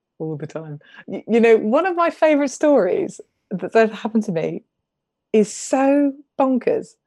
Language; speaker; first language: English; native; English